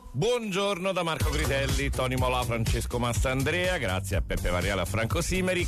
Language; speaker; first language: Italian; native; Italian